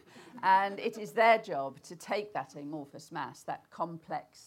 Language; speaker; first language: English; native; English